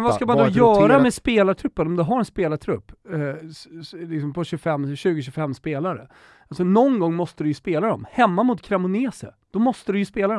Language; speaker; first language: Swedish; native; Swedish